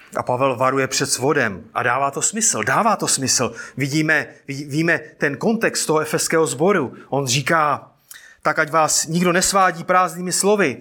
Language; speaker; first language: Czech; native; Czech